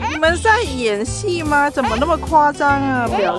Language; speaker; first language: Chinese; non-native, fluent; Cantonese